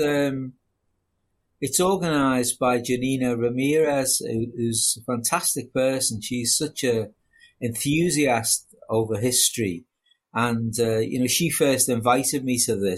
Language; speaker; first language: English; native; English